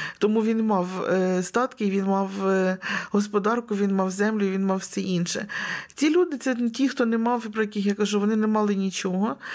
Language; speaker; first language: Ukrainian; native; Ukrainian